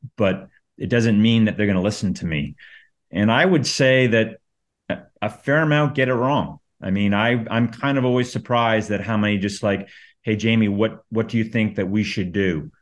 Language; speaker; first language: English; native; English